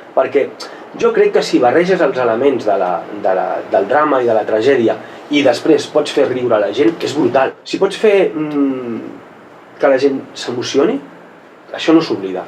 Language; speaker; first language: Catalan; non-native, local second language; Spanish